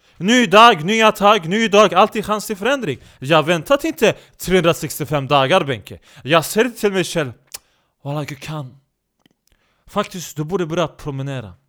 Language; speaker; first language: Swedish; early bilingual, other home language; Turkish